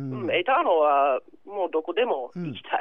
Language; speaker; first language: Japanese; non-native, fluent; English